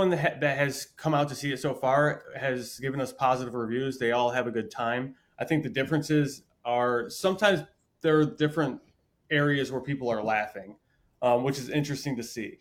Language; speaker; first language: English; native; English